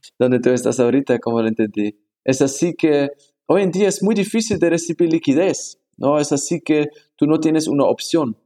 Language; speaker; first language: Spanish; non-native, fluent; German